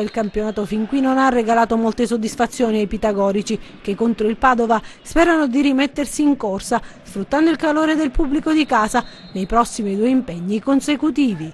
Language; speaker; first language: Italian; native; Italian